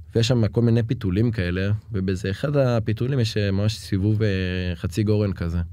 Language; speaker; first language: Hebrew; native; Hebrew